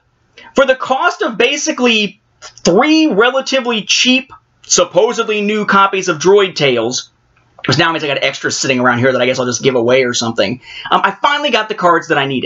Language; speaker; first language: English; native; English